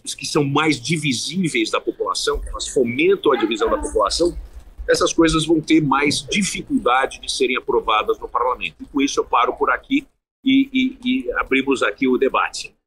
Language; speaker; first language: Portuguese; early bilingual, heritage; Portuguese